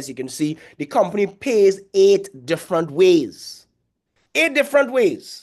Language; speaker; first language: English; native; English